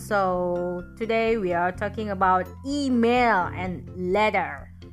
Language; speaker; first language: English; non-native, fluent; Indonesian